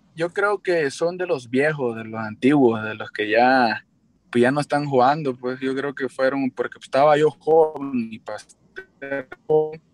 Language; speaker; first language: Spanish; native; Spanish